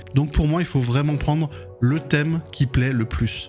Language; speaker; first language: French; native; French